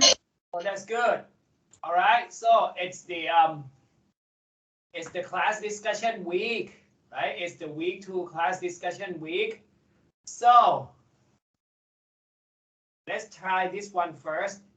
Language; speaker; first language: English; non-native, local second language; Thai